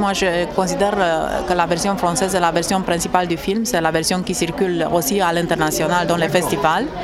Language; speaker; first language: French; non-native, fluent; Romanian